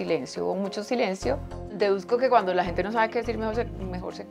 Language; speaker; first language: Spanish; native; Spanish